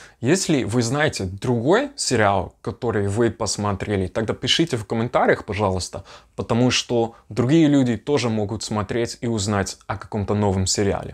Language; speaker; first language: Russian; non-native, fluent; Dutch